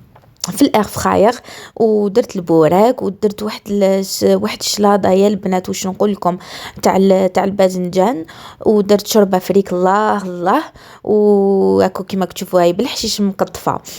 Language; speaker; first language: Arabic; native; Arabic